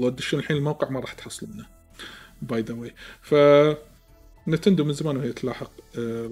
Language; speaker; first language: Arabic; native; Arabic